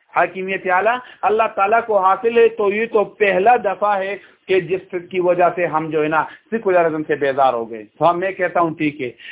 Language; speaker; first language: Urdu; non-native, local second language; Pashto